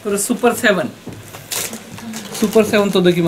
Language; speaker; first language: Japanese; non-native, learner; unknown